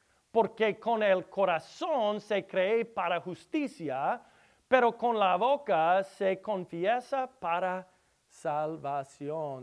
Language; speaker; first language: Spanish; non-native, learner; English